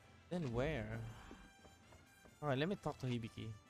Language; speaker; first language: English; non-native, local second language; Filipino